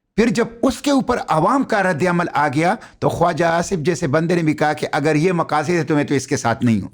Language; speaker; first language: Urdu; non-native, local second language; Pashto